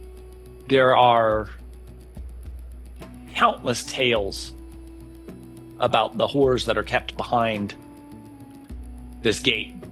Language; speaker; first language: English; native; English